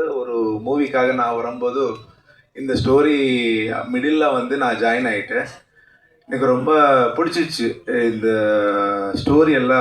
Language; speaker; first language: Tamil; non-native, local second language; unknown